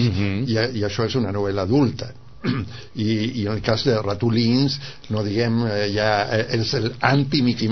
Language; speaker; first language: Catalan; non-native, fluent; Spanish